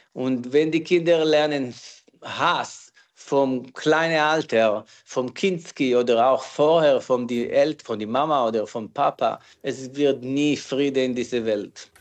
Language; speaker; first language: German; non-native, learner; Hebrew